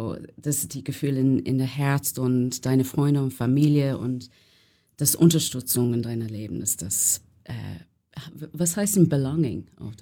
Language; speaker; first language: German; non-native, fluent; English